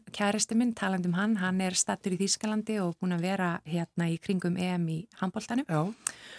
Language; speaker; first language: Icelandic; native; Icelandic